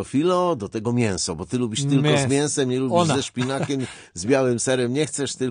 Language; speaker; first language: Polish; native; Polish